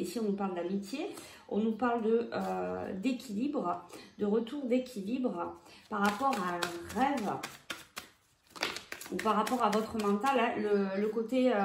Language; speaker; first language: French; native; French